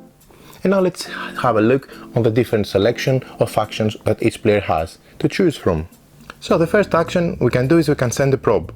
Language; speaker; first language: English; non-native, fluent; Greek